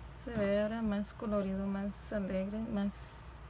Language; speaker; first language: Spanish; early bilingual, heritage; Spanish